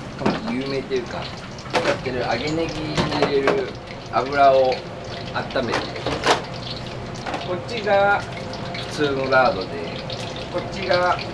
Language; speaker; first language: Japanese; native; Japanese